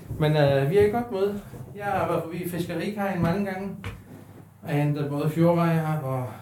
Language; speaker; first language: Danish; native; Danish